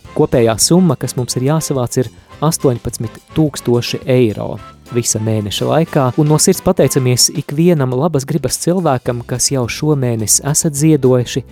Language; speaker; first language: Latvian; native; Latvian